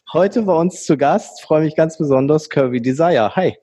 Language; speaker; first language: German; native; German